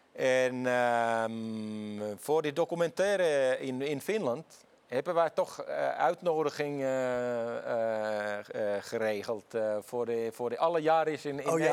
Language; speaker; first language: Dutch; non-native, fluent; Finnish